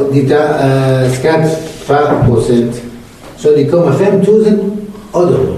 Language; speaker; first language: Danish; non-native, learner; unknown